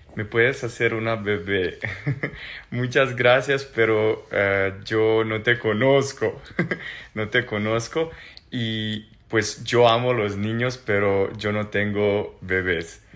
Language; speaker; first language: Spanish; non-native, fluent; Serbian